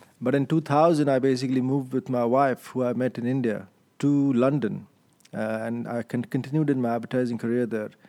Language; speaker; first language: English; non-native, local second language; Hindi